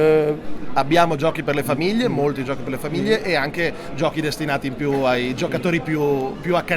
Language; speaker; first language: Italian; native; Italian